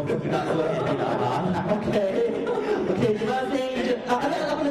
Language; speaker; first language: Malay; non-native, local second language; Chinese